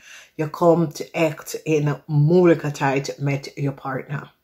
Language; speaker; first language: Dutch; non-native, fluent; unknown